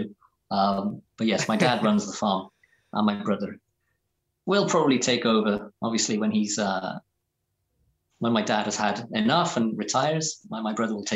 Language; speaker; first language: English; native; English